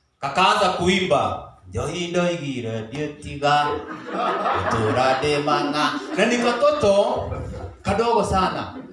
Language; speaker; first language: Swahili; non-native, local second language; Kikuyu